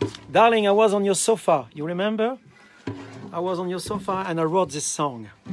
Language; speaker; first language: English; non-native, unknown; French